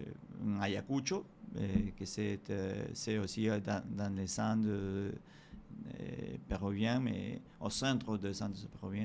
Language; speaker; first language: French; non-native, fluent; Spanish